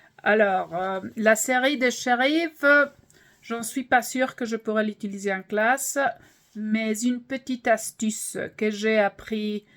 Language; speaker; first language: French; non-native, fluent; English